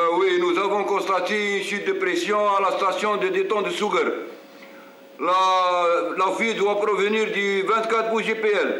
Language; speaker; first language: French; non-native, local second language; Arabic